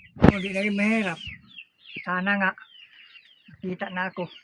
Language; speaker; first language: Filipino; non-native, local second language; Cebuano